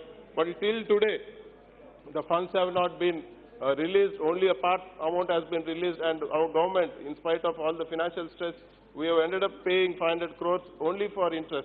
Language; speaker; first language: English; non-native, local second language; Telugu